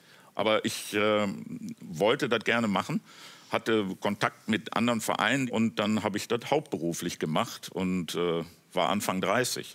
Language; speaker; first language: German; native; German